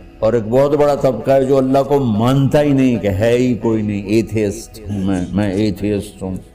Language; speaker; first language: Urdu; non-native, local second language; Punjabi